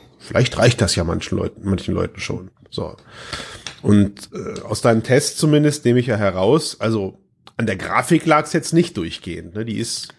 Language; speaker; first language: German; native; German